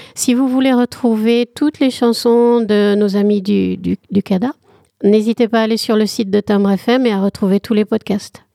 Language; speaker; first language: French; native; French